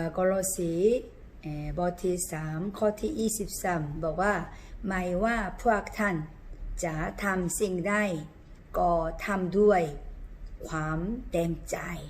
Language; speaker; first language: Thai; non-native, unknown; Korean